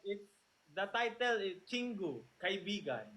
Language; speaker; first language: English; non-native, local second language; Filipino